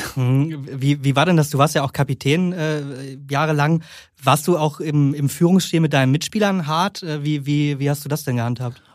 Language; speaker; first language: German; native; German